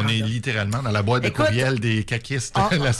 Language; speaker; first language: French; native; French